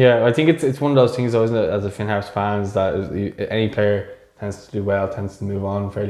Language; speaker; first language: English; native; English